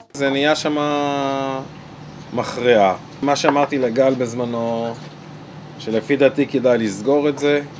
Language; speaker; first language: Hebrew; native; Hebrew